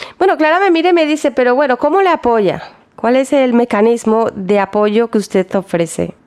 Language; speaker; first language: Spanish; native; Spanish